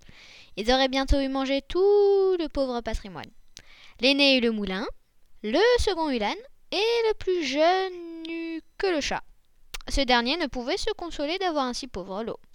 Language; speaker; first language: French; native; French